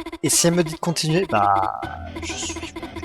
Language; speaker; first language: French; native; French